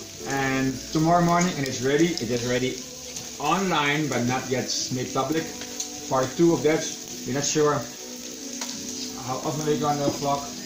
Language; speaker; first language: English; non-native, fluent; Dutch